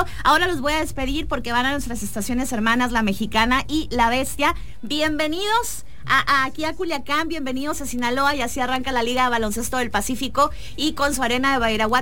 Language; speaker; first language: Spanish; native; Spanish